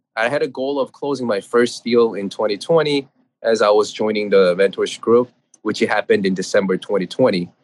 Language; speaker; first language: English; non-native, fluent; Korean